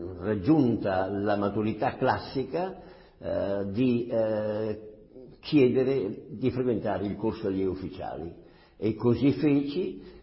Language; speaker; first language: Italian; native; Italian